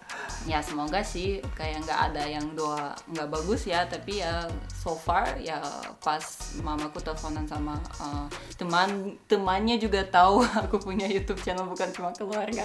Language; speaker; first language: Indonesian; non-native, fluent; Russian